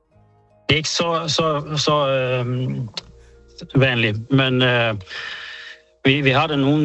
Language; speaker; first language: Danish; early bilingual, heritage; Swedish